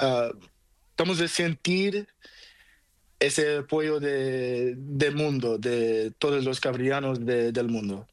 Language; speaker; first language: Spanish; non-native, learner; Portuguese